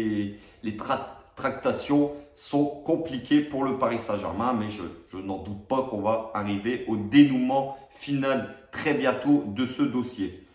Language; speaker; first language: French; native; French